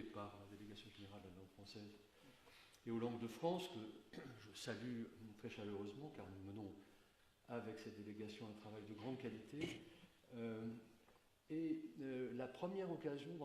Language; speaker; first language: French; native; French